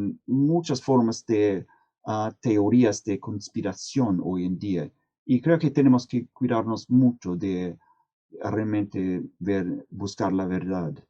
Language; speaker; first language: Spanish; non-native, fluent; English